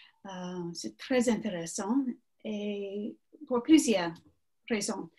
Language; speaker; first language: French; non-native, learner; English